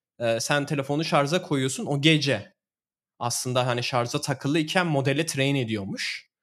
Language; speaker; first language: Turkish; native; Turkish